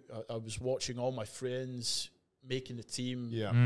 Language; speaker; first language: English; native; English